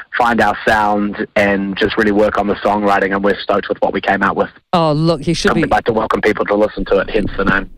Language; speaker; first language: English; native; English